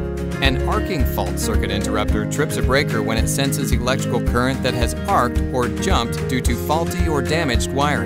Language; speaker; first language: English; native; English